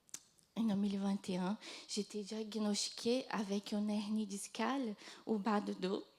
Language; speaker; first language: French; non-native, fluent; Portuguese